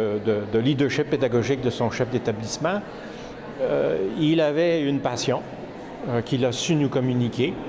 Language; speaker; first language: French; native; French